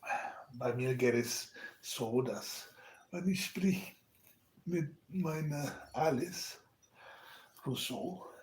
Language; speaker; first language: German; non-native, learner; Spanish